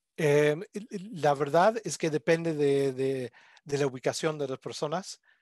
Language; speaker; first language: Spanish; non-native, fluent; English